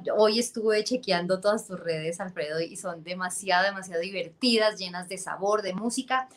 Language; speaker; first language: Spanish; native; Spanish